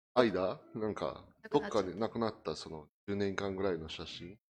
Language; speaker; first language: Japanese; non-native, fluent; Portuguese